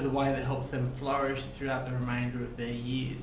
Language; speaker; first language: English; native; English